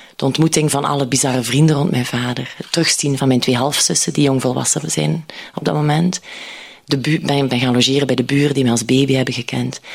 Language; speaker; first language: Dutch; native; Dutch